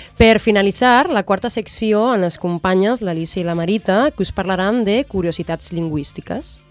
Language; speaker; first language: Catalan; non-native, learner; Spanish